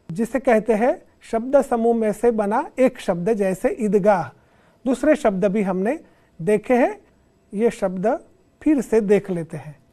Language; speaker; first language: Hindi; non-native, local second language; Gujarati